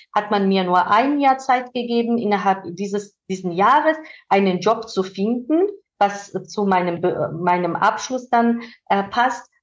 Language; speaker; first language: German; non-native, fluent; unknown